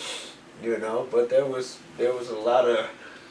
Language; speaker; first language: English; native; English